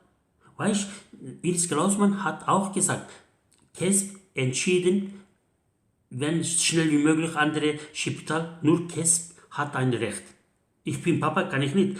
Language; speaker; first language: German; non-native, learner; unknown